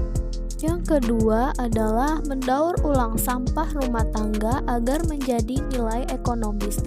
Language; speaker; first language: Malay; native; Malay